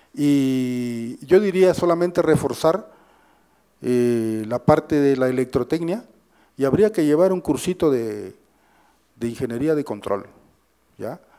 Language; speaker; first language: Spanish; native; Spanish